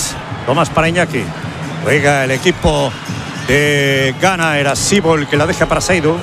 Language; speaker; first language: Spanish; native; Spanish